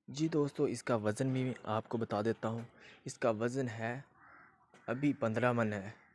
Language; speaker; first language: Urdu; non-native, local second language; Punjabi